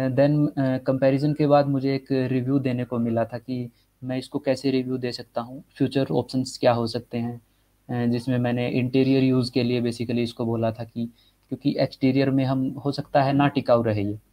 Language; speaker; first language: Hindi; native; Hindi